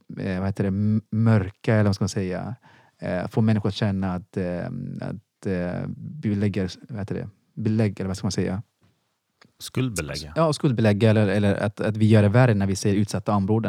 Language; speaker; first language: Swedish; non-native, fluent; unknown